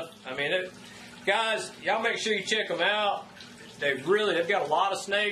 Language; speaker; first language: English; native; English